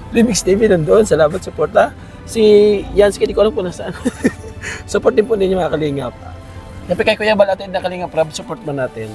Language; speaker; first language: Filipino; non-native, local second language; Cebuano